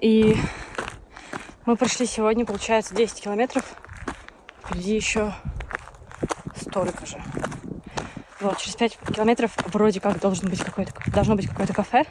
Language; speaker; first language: Russian; native; Russian